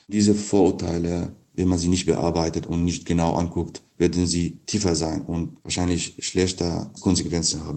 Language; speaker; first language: German; non-native, fluent; Kurdish